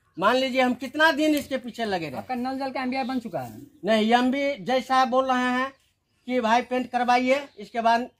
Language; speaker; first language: Hindi; native; Hindi